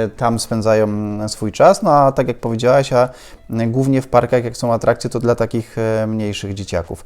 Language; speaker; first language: Polish; native; Polish